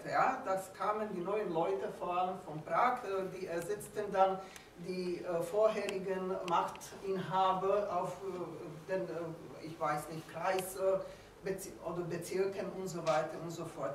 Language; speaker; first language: German; non-native, fluent; Slovak